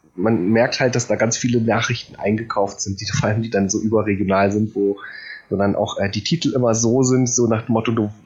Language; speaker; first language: German; early bilingual, other home language; Polish